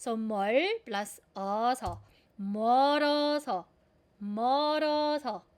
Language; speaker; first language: Korean; non-native, fluent; Filipino